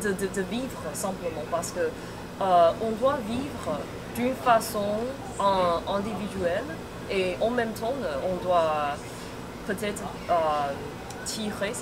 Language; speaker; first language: French; non-native, fluent; Chinese